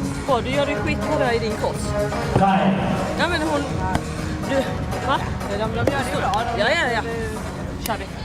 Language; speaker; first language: Swedish; native; Swedish